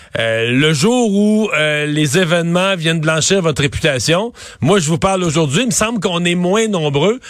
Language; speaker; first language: French; native; French